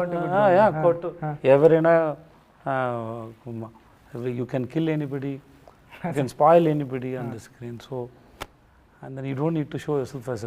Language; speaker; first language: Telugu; non-native, learner; Tamil